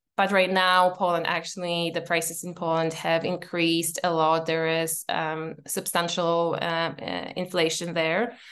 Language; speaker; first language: English; non-native, fluent; Polish